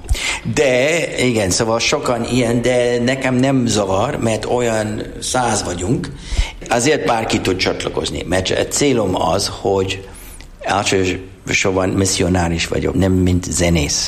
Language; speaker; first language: Hungarian; non-native, learner; English